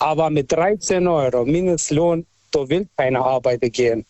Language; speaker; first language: German; non-native, fluent; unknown